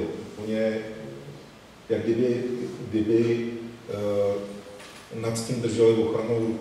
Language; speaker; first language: Czech; native; Czech